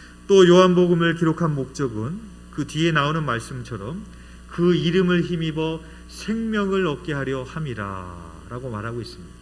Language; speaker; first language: Korean; native; Korean